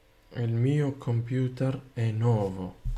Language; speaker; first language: Italian; non-native, learner; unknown